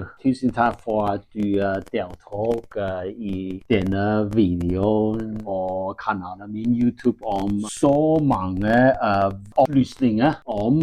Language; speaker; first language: Norwegian; non-native, learner; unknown